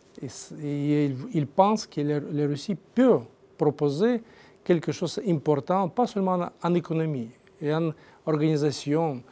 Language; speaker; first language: French; non-native, learner; Russian